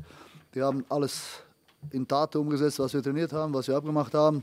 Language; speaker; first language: German; non-native, fluent; Croatian